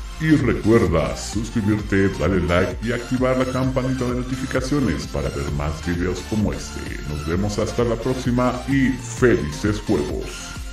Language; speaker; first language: Spanish; native; Spanish